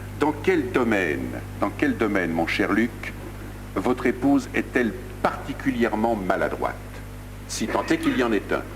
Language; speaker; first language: French; native; French